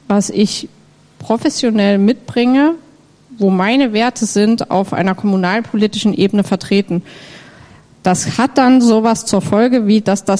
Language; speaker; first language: German; native; German